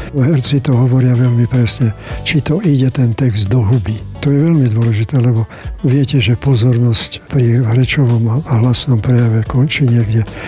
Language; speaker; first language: Slovak; native; Slovak